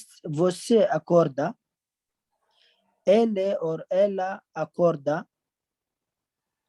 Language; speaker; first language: Portuguese; non-native, learner; Arabic